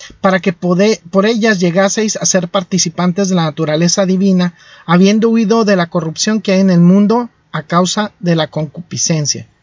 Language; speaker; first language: Spanish; native; Spanish